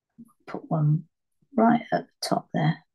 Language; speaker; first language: English; native; English